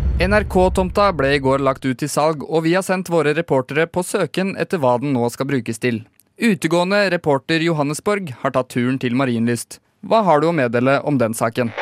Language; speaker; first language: Norwegian; native; Norwegian